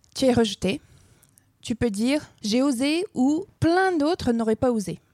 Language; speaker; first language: French; non-native, fluent; English